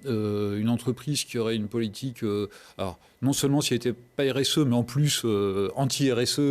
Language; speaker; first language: French; native; French